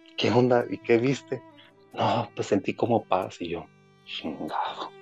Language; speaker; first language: Spanish; native; Spanish